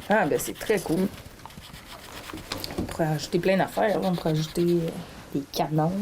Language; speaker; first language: French; native; French